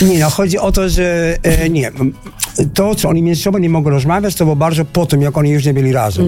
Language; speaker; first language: Polish; early bilingual, heritage; Dutch